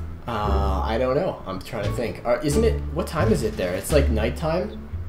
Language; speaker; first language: English; native; English